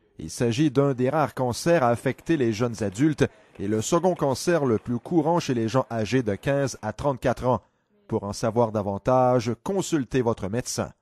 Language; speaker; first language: French; native; French